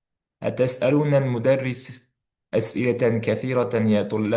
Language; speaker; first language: Arabic; non-native, fluent; Uzbek